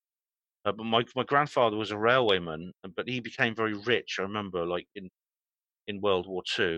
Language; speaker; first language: English; native; English